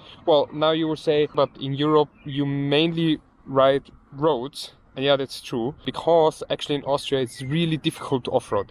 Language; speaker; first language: English; non-native, fluent; German